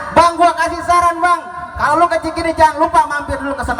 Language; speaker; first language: Indonesian; native; Indonesian